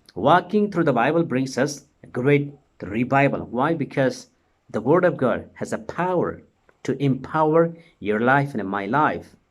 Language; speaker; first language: English; non-native, local second language; Nepali